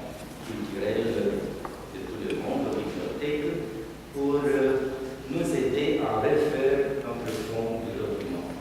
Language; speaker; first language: French; non-native, fluent; Romanian